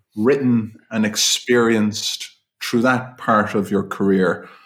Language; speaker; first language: English; non-native, fluent; German